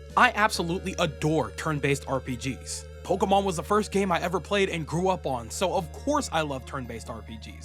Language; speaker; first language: English; native; English